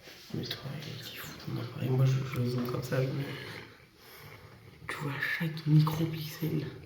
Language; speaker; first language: French; native; French